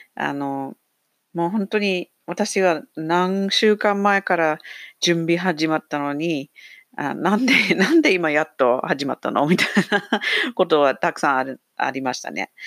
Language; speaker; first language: Japanese; non-native, fluent; English